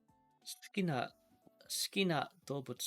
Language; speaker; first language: Japanese; non-native, learner; English